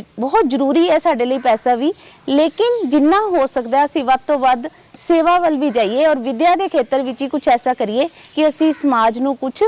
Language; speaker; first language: Punjabi; non-native, local second language; Hindi